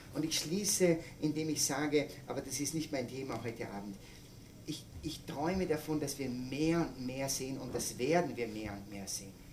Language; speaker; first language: German; native; German